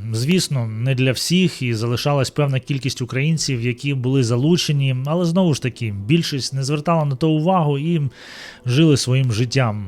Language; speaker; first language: Ukrainian; non-native, local second language; Russian